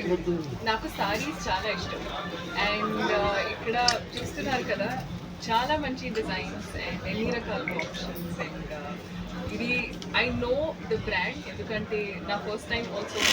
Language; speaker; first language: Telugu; non-native, learner; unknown